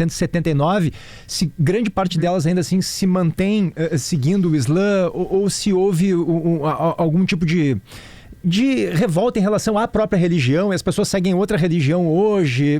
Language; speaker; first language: Portuguese; native; Portuguese